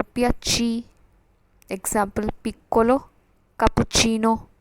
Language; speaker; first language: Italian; non-native, fluent; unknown